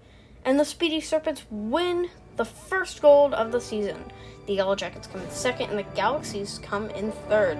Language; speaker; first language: English; native; English